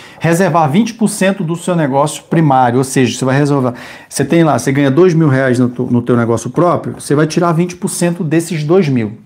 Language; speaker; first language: Portuguese; native; Portuguese